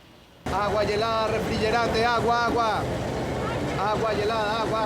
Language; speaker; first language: Portuguese; non-native, learner; Spanish